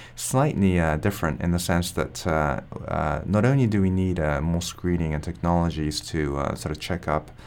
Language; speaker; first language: English; non-native, fluent; Japanese